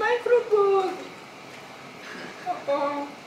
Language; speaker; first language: English; non-native, learner; Indonesian